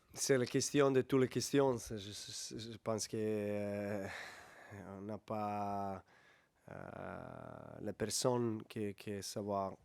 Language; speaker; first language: French; non-native, learner; Serbian